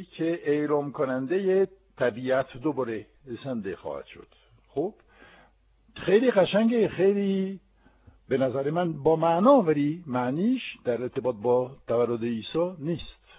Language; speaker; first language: Persian; non-native, fluent; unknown